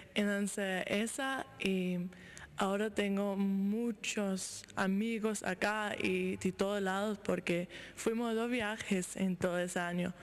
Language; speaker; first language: Spanish; non-native, learner; Danish